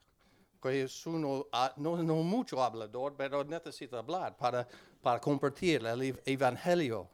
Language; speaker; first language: Spanish; non-native, learner; English